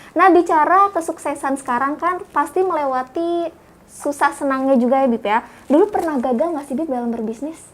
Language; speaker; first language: Indonesian; native; Indonesian